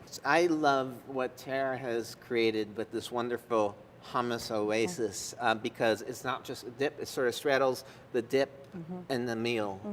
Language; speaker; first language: English; native; English